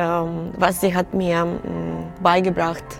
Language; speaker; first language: German; non-native, learner; Russian